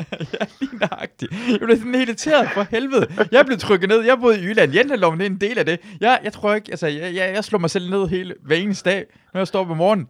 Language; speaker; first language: Danish; early bilingual, other home language; Persian